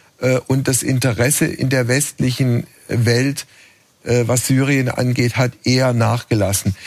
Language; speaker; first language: German; native; German